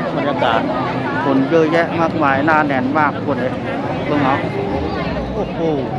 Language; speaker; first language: Thai; native; Thai